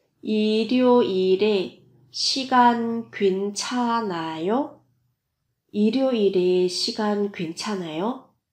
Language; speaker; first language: Korean; non-native, fluent; Vietnamese